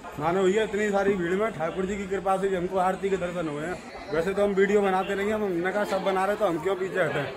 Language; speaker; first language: Hindi; native; Hindi